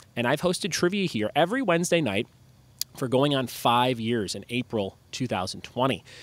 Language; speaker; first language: English; native; English